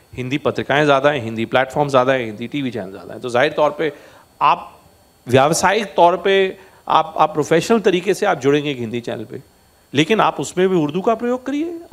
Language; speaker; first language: Hindi; native; Hindi